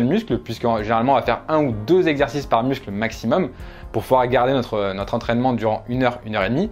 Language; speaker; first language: French; native; French